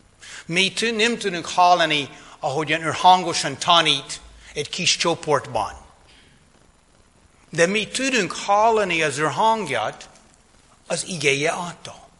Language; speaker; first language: Hungarian; non-native, fluent; English